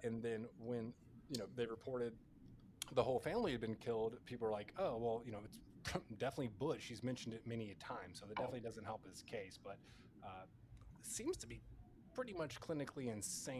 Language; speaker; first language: English; native; English